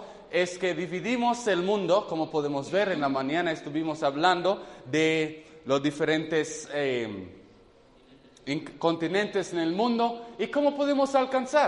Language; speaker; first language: Spanish; non-native, fluent; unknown